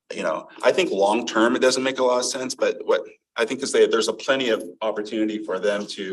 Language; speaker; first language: English; native; English